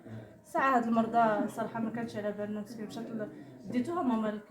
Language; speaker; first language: Arabic; native; Arabic